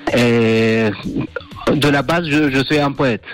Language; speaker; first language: French; non-native, fluent; Persian